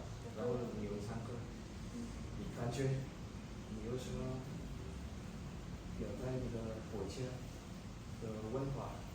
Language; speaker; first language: Chinese; non-native, learner; Indonesian